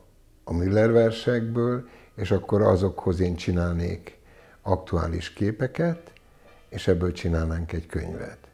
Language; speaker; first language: Hungarian; native; Hungarian